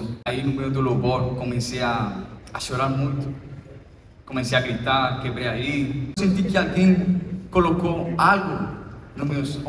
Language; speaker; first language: Portuguese; non-native, fluent; Spanish